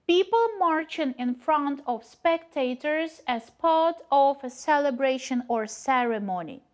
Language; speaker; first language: English; non-native, fluent; Ukrainian